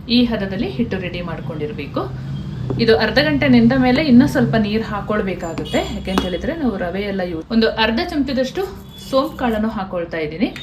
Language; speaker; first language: Kannada; non-native, local second language; Kodava